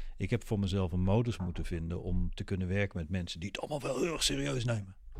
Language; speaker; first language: Dutch; native; Dutch